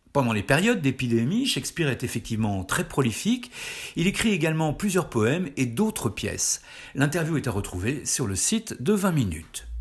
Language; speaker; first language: French; native; French